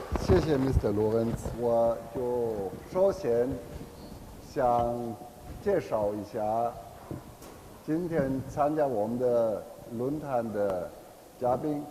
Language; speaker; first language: Chinese; non-native, fluent; German